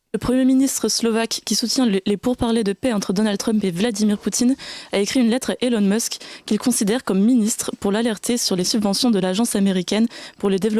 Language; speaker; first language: French; native; French